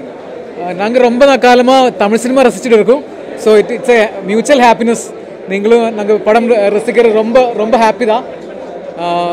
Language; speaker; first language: Tamil; non-native, learner; Malayalam